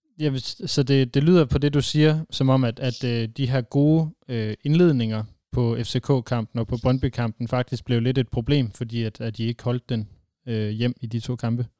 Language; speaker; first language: Danish; native; Danish